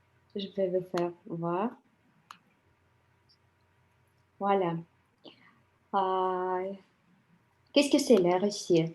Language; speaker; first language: French; non-native, fluent; Russian